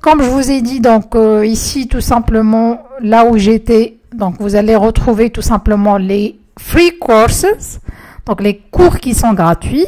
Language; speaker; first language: French; non-native, local second language; Arabic